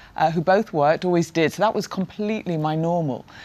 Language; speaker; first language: English; native; English